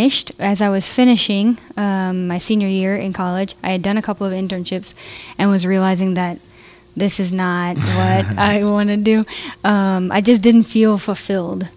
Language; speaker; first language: English; native; English